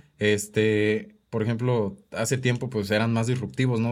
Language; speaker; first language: Spanish; native; Spanish